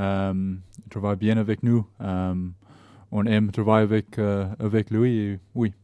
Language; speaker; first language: French; non-native, learner; English